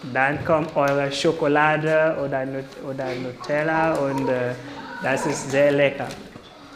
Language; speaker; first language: German; non-native, learner; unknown